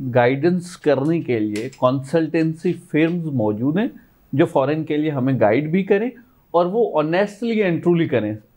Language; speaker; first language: Urdu; non-native, local second language; Sindhi